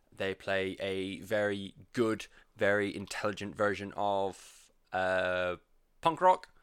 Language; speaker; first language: English; native; English